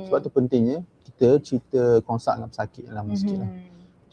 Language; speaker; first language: Malay; native; Malay